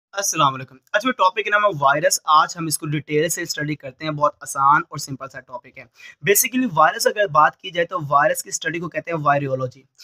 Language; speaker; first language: Urdu; non-native, local second language; Punjabi